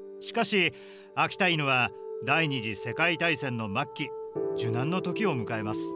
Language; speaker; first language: Japanese; non-native, fluent; English